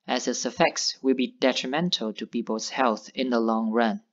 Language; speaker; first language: English; non-native, fluent; Vietnamese